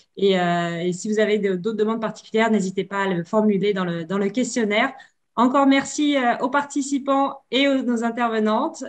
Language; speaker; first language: French; native; French